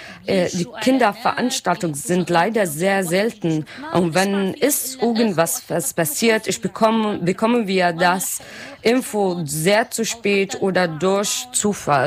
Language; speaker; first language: German; non-native, learner; Arabic